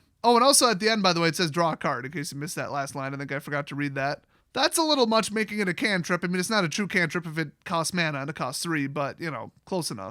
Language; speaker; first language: English; native; English